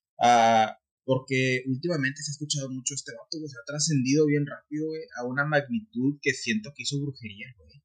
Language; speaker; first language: Spanish; early bilingual, heritage; Spanish